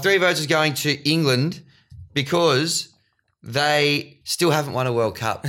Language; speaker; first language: English; native; English